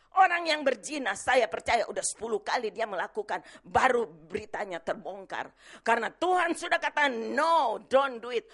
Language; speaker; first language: Indonesian; native; Indonesian